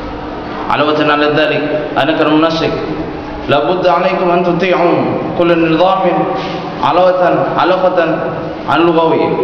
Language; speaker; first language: Arabic; non-native, learner; Indonesian